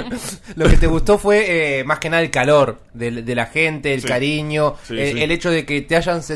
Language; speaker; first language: Spanish; native; Spanish